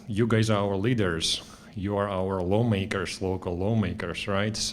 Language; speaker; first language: English; non-native, fluent; Russian